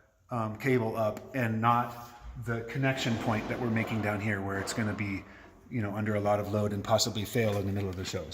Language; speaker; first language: English; native; English